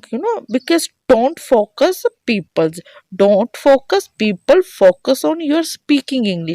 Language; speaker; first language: English; non-native, learner; Hindi